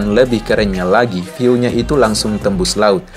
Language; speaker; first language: Indonesian; native; Indonesian